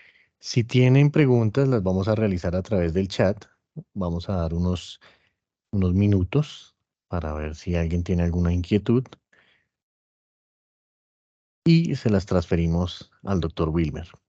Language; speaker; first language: Spanish; native; Spanish